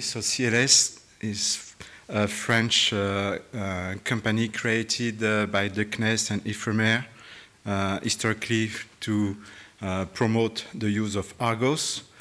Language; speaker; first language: English; non-native, fluent; French